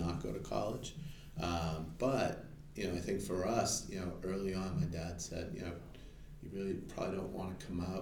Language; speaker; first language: English; native; English